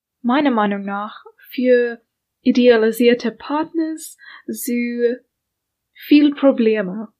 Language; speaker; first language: German; non-native, learner; English